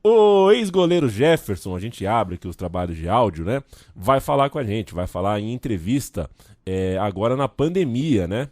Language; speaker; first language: Portuguese; native; Portuguese